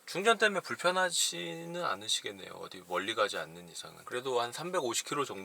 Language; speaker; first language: Korean; native; Korean